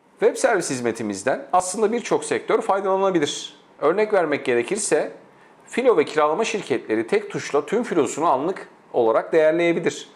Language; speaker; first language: Turkish; native; Turkish